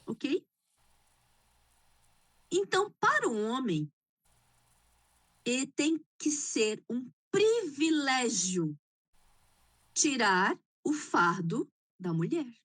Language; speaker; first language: Portuguese; native; Portuguese